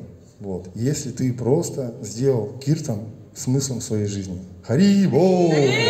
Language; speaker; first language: Russian; native; Russian